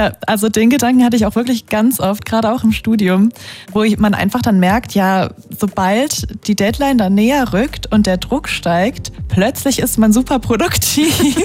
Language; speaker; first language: German; native; German